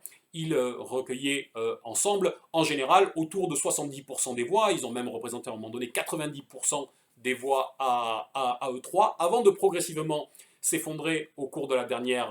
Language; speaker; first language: French; native; French